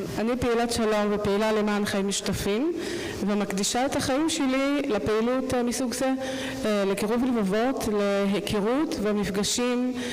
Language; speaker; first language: Hebrew; non-native, local second language; Arabic